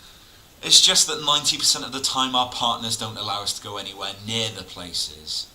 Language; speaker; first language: English; native; English